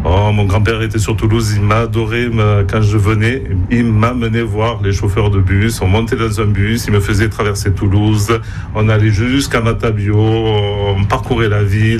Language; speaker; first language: French; native; French